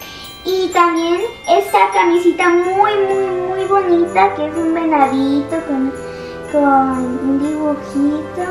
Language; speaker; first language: Spanish; early bilingual, other home language; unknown